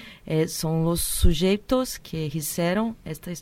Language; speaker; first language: Spanish; non-native, learner; Portuguese